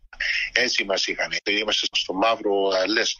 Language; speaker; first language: Greek; early bilingual, heritage; Greek